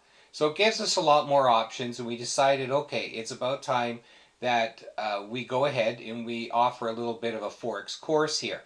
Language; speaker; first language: English; native; English